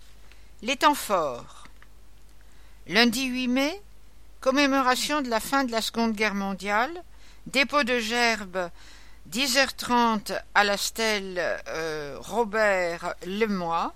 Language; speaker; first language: French; native; French